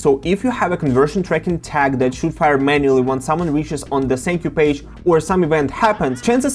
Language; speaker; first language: English; non-native, fluent; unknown